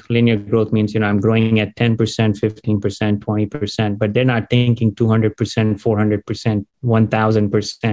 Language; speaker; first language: English; non-native, local second language; Gujarati